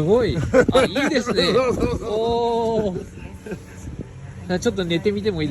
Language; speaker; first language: Japanese; non-native, fluent; Urdu